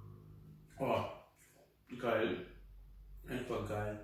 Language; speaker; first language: German; non-native, learner; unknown